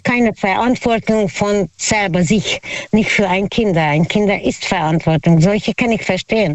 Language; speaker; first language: German; non-native, learner; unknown